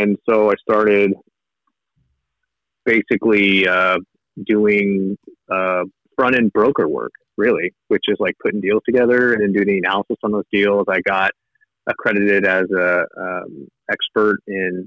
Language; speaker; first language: English; native; English